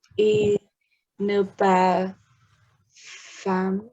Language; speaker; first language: French; non-native, learner; Vietnamese